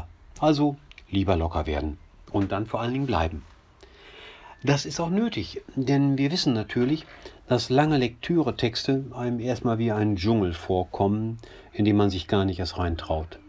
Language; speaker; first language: German; native; German